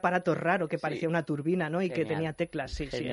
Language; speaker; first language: Spanish; native; Spanish